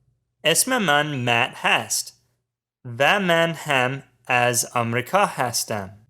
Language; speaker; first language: Persian; non-native, learner; English